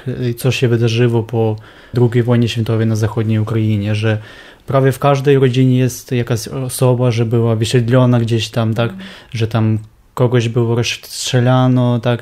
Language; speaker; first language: Polish; non-native, fluent; Ukrainian